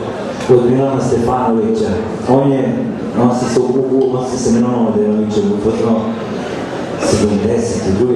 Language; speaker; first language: Serbian; native; Serbian